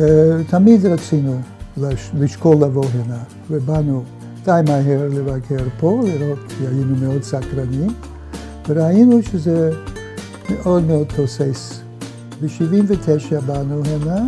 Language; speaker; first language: Hebrew; non-native, fluent; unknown